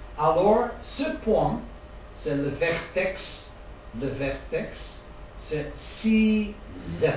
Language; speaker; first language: French; non-native, learner; Dutch